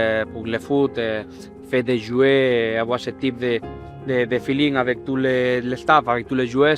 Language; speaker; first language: French; non-native, fluent; Spanish